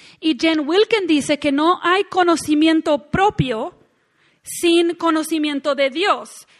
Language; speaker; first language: Spanish; non-native, fluent; English